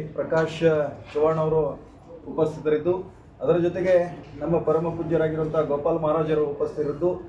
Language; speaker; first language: Kannada; non-native, local second language; Lambadi